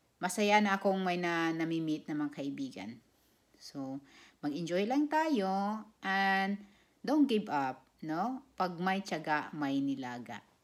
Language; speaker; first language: Filipino; non-native, local second language; Cebuano